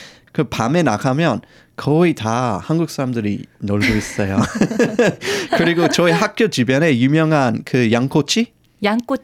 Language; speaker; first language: Korean; non-native, fluent; English